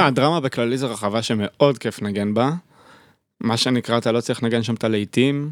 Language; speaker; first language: Hebrew; native; Hebrew